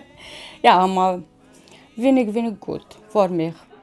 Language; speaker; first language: German; non-native, learner; Arabic